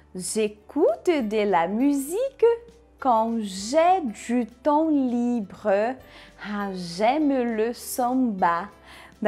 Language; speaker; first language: French; non-native, fluent; Portuguese